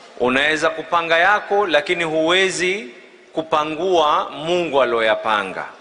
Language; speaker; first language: Swahili; native; Swahili